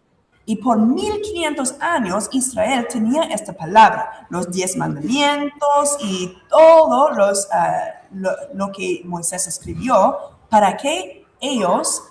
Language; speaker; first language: Spanish; non-native, fluent; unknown